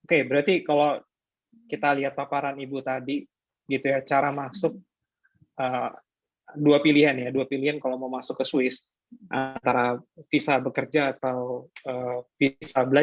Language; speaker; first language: Indonesian; native; Indonesian